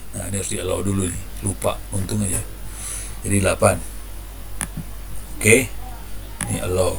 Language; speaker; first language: Indonesian; native; Indonesian